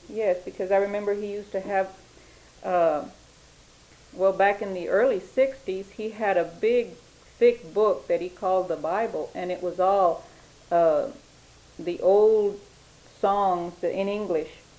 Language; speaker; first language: English; early bilingual, other home language; Spanish